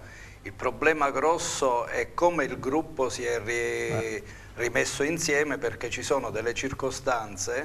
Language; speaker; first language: Italian; native; Italian